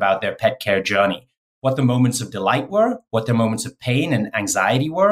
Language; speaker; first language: English; native; English